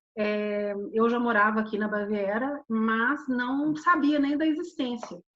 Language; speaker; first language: Portuguese; native; Portuguese